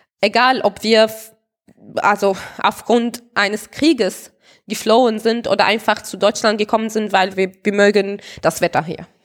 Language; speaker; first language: German; non-native, fluent; Arabic